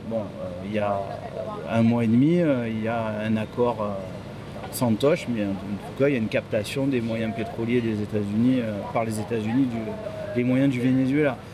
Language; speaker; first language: French; native; French